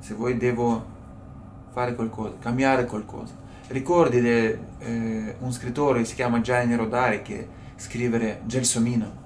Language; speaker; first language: Italian; non-native, learner; Russian